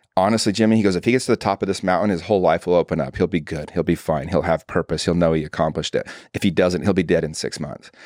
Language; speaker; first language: English; native; English